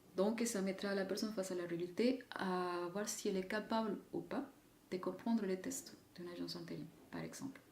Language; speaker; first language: French; non-native, fluent; Spanish